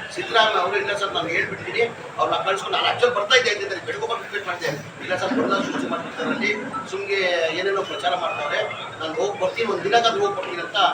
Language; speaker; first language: Kannada; non-native, local second language; Urdu